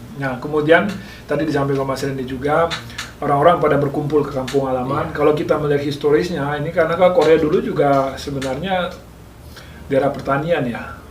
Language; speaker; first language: Indonesian; native; Indonesian